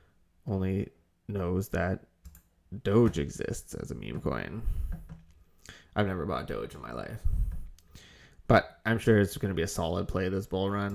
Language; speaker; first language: English; native; English